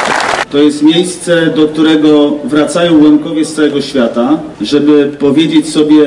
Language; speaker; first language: Polish; native; Polish